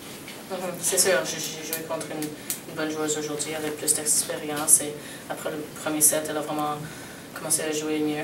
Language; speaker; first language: French; non-native, local second language; English